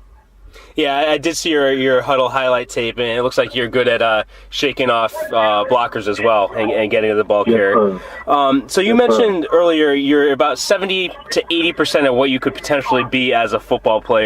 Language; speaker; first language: English; native; English